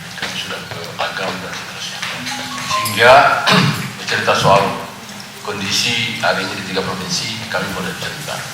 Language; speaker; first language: Indonesian; native; Indonesian